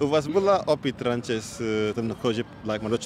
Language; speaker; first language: Russian; non-native, learner; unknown